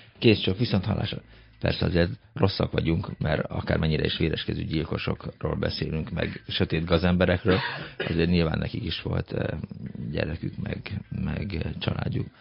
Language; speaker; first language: Hungarian; native; Hungarian